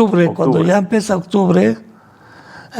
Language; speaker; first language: Spanish; non-native, fluent; Arabic